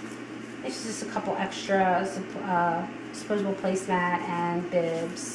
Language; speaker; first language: English; native; English